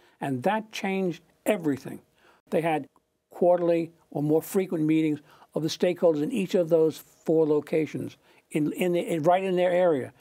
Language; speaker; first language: English; native; English